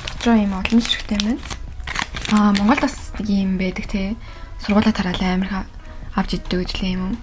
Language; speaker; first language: Mongolian; early bilingual, heritage; Mongolian